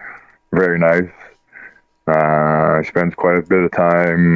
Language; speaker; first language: English; native; English